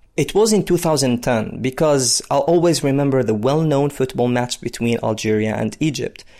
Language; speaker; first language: English; non-native, fluent; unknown